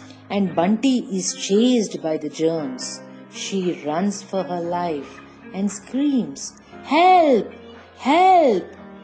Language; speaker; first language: English; non-native, local second language; Telugu